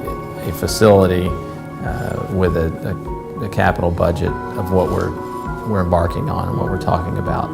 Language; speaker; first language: English; native; English